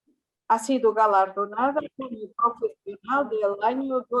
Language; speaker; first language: Spanish; non-native, fluent; Portuguese